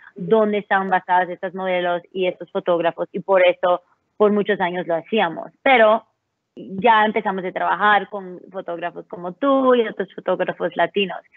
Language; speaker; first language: Spanish; early bilingual, heritage; Spanish